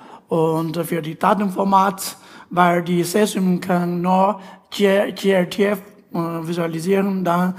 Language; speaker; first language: German; non-native, learner; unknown